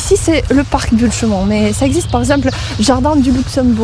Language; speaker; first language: French; non-native, fluent; Russian